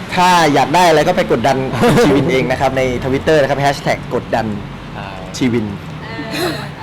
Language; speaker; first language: Thai; native; Thai